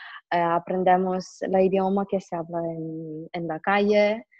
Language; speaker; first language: Spanish; non-native, fluent; Russian